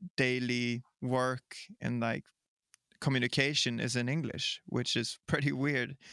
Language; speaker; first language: English; non-native, fluent; Swedish